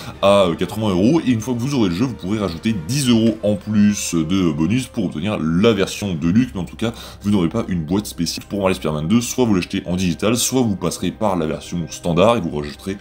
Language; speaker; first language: French; native; French